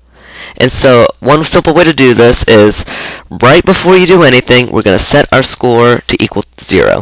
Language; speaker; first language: English; native; English